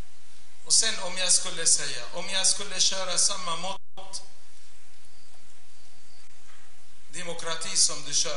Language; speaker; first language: Swedish; non-native, fluent; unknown